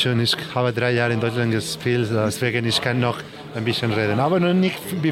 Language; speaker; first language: German; non-native, learner; Spanish